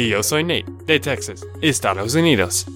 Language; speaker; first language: Spanish; non-native, learner; English